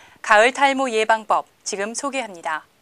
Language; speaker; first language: Korean; native; Korean